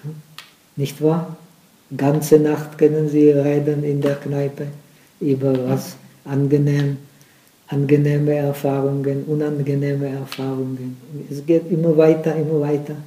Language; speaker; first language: German; non-native, fluent; Czech